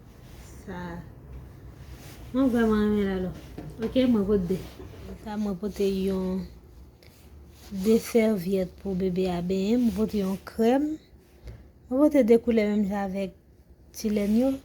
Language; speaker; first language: French; non-native, learner; Haitian Creole